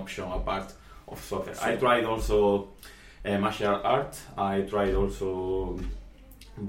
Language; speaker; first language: English; non-native, fluent; Spanish